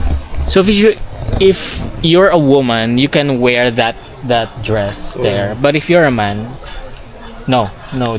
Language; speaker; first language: English; non-native, local second language; Filipino